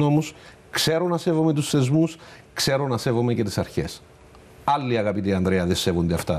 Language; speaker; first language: Greek; native; Greek